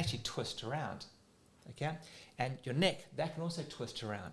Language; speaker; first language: English; native; English